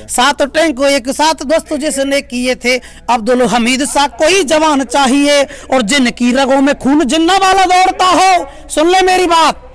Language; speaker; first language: Hindi; native; Hindi